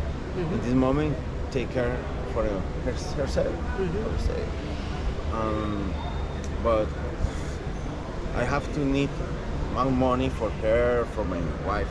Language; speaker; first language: English; non-native, learner; Spanish